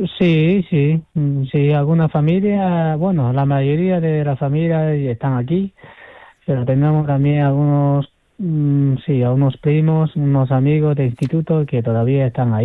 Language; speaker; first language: Spanish; non-native, fluent; Chinese